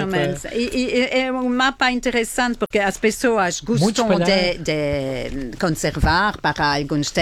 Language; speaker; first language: Portuguese; non-native, fluent; French